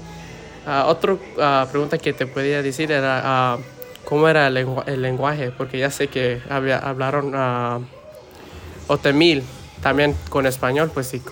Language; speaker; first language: Spanish; early bilingual, heritage; Spanish